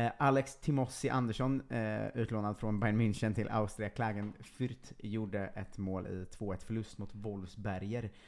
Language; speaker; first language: Swedish; native; Swedish